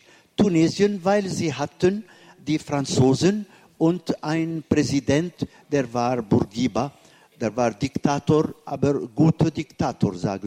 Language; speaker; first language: German; non-native, fluent; Arabic